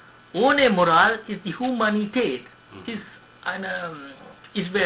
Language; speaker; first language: German; non-native, learner; Sinhala